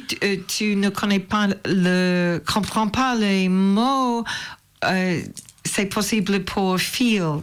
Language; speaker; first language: French; non-native, learner; English